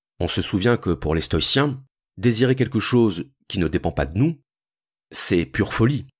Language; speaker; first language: French; native; French